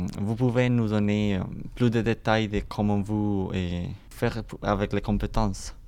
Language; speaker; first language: French; non-native, learner; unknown